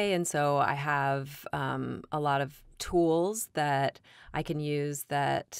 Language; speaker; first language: English; native; English